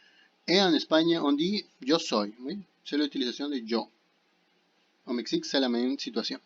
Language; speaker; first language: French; non-native, fluent; Spanish